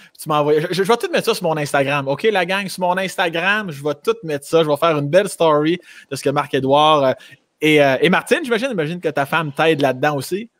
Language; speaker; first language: French; native; French